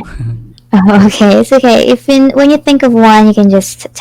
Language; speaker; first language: English; non-native, fluent; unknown